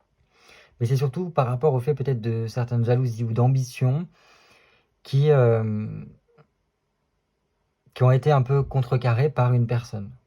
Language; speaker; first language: French; native; French